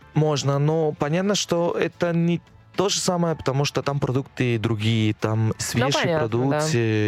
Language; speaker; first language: Russian; non-native, fluent; Spanish